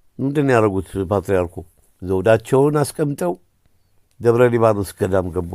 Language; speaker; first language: Amharic; native; Amharic